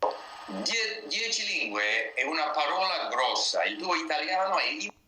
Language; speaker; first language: Italian; non-native, learner; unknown